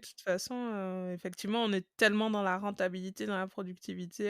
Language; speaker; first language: French; native; French